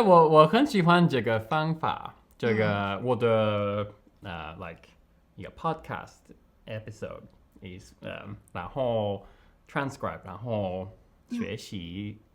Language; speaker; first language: Chinese; non-native, learner; English